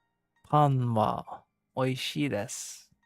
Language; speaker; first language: Japanese; non-native, learner; English